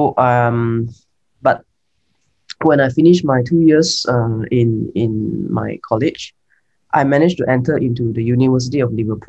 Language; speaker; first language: English; non-native, local second language; Cantonese